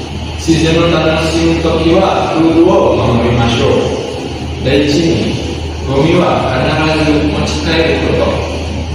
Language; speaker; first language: Japanese; non-native, learner; Indonesian